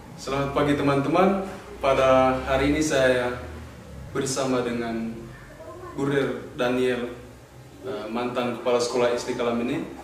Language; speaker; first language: Indonesian; native; Indonesian